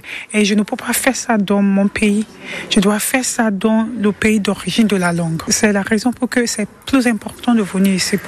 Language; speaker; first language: French; non-native, learner; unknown